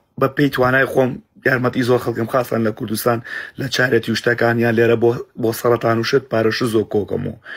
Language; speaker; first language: Central Kurdish; early bilingual, heritage; Central Kurdish